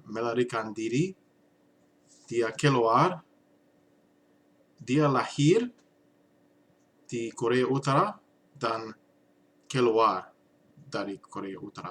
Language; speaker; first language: Indonesian; non-native, learner; English